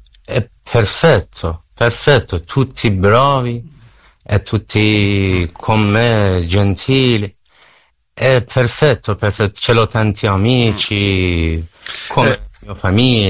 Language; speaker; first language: Italian; non-native, learner; Persian